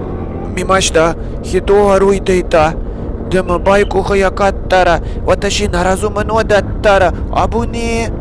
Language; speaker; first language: Japanese; non-native, learner; Russian